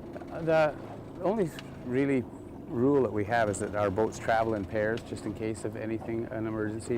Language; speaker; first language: English; native; English